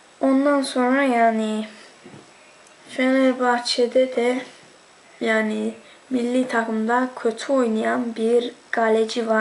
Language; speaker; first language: Turkish; early bilingual, heritage; Turkish